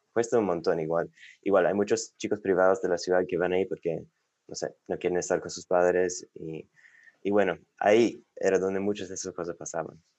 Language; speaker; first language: Spanish; non-native, fluent; English